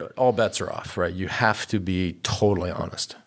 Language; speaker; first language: English; native; English